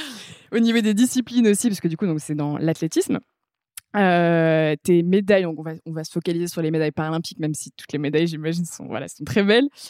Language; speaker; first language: French; native; French